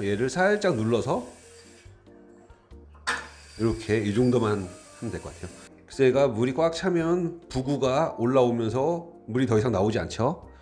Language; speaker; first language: Korean; native; Korean